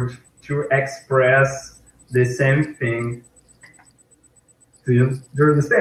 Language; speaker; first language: English; non-native, learner; Portuguese